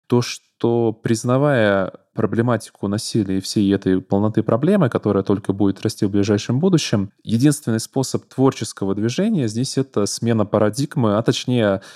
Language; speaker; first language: Russian; native; Russian